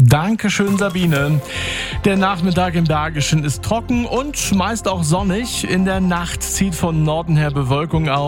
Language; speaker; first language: German; native; German